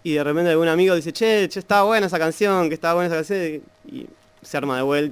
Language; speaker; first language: Spanish; native; Spanish